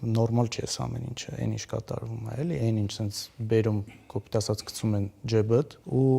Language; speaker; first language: Armenian; native; Armenian